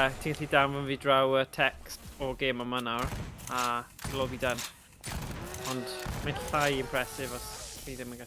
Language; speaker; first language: Welsh; native; Welsh